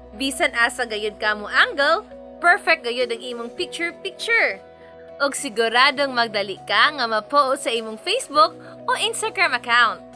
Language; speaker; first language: Cebuano; native; Cebuano